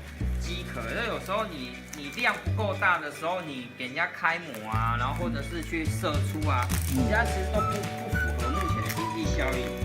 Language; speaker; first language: Chinese; native; Chinese